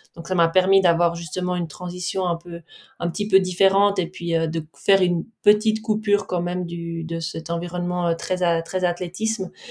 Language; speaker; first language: French; native; French